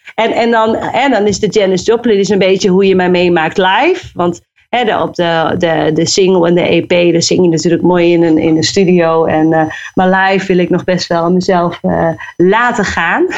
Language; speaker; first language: Dutch; native; Dutch